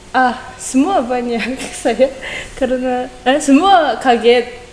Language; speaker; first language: Indonesian; non-native, learner; Japanese